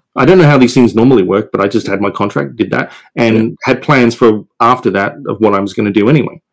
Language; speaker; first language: English; native; English